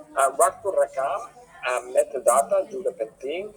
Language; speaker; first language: Indonesian; non-native, fluent; English